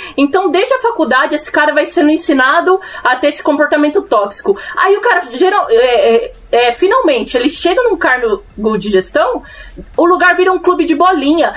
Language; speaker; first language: Portuguese; early bilingual, other home language; Spanish